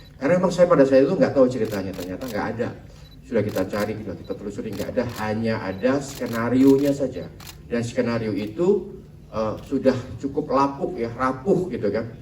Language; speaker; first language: Indonesian; native; Indonesian